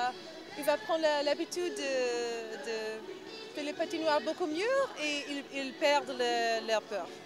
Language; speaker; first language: French; non-native, learner; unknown